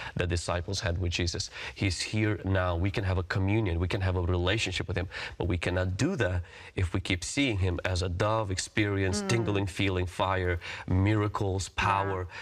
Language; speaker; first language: English; early bilingual, other home language; Russian